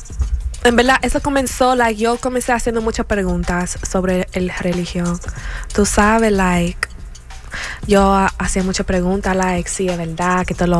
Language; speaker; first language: Spanish; early bilingual, heritage; Spanish